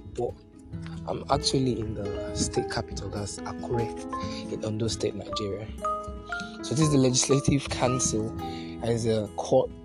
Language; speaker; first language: English; non-native, local second language; Yoruba